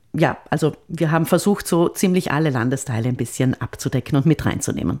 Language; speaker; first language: German; native; German